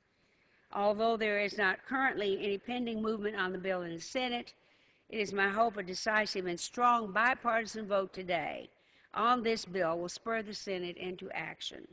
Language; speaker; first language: English; native; English